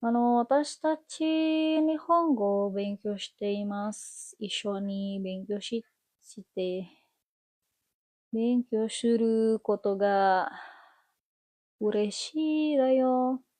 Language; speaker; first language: Japanese; non-native, learner; Indonesian